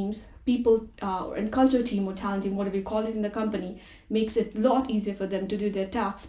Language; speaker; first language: English; non-native, local second language; Nepali